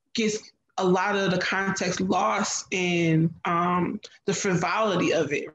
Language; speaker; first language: English; native; English